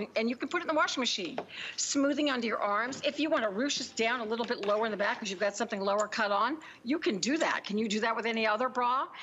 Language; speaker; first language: English; native; English